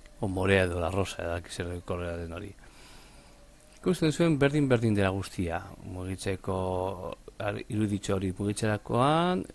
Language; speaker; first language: Basque; native; Basque